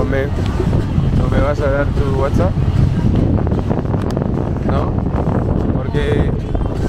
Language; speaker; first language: Spanish; non-native, learner; English